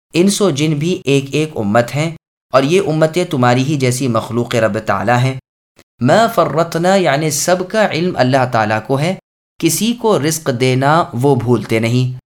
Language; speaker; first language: Urdu; native; Urdu